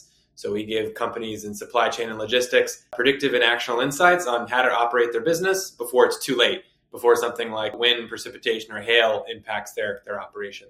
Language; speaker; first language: English; native; English